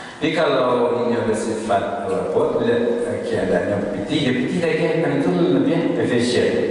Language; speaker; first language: Malay; non-native, local second language; Minangkabau